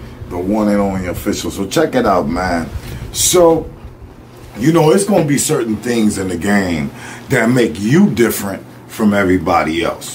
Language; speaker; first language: English; early bilingual, other home language; Spanish